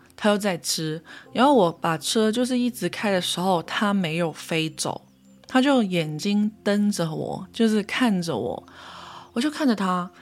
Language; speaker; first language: Chinese; non-native, local second language; Cantonese